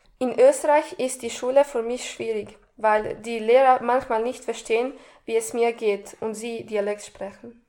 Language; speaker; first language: German; non-native, learner; Bosnian